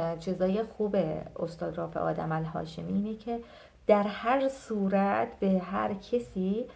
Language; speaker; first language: Persian; native; Persian